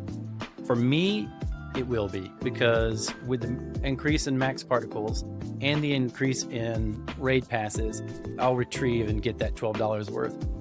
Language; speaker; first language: English; native; English